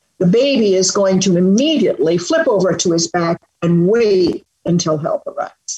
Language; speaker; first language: English; native; English